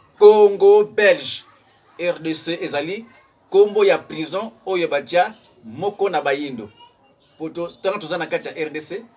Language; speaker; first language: Lingala; non-native, local second language; Kongo